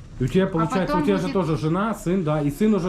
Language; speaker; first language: Russian; native; Russian